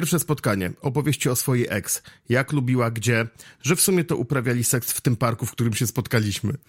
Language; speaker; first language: Polish; native; Polish